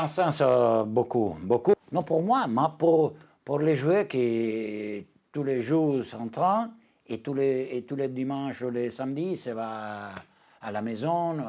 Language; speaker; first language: French; non-native, learner; Italian